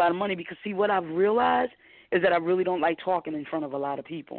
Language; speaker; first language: English; native; English